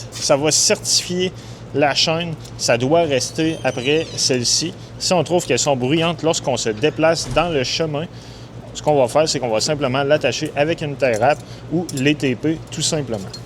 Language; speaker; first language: French; native; French